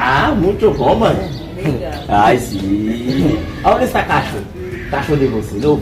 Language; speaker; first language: Portuguese; non-native, learner; Haitian Creole